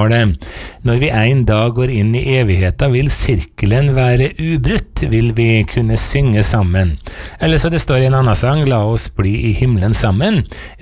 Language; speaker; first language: Norwegian; native; Norwegian